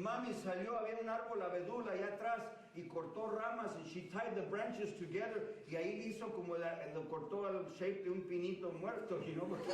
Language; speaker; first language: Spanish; early bilingual, heritage; Spanish